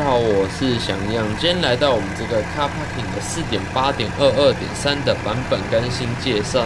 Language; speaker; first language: Chinese; native; Chinese